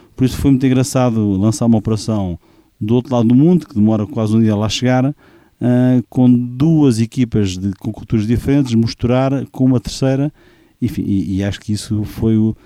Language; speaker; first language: Portuguese; native; Portuguese